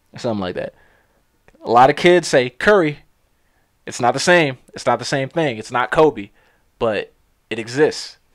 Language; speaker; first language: English; native; English